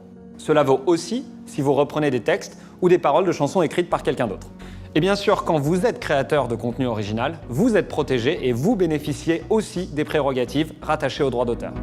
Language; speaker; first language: French; native; French